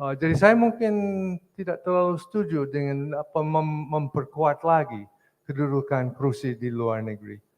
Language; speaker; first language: Malay; non-native, fluent; English